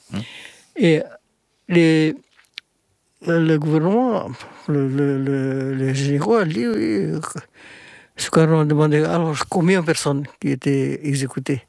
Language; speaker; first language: French; non-native, fluent; Indonesian